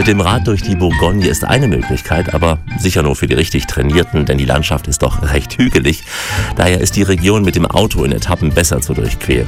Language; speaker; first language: German; native; German